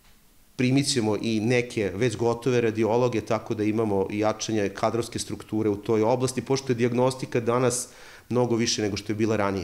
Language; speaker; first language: Serbian; native; Serbian